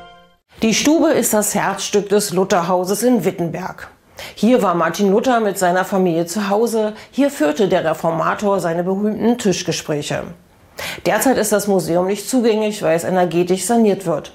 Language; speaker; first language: German; native; German